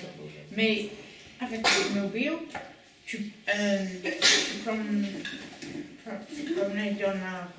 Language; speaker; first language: French; non-native, learner; English